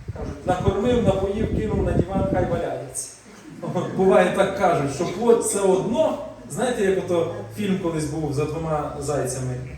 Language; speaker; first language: Ukrainian; non-native, local second language; Russian